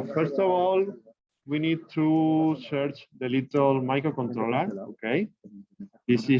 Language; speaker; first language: English; non-native, learner; Spanish